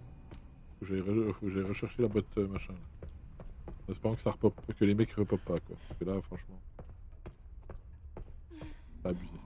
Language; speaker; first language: French; native; French